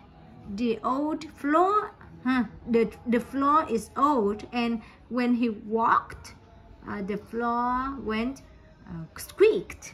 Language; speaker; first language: English; non-native, learner; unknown